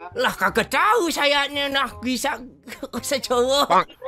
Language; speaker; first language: Indonesian; native; Indonesian